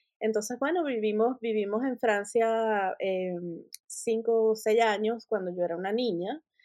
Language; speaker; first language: Spanish; native; Spanish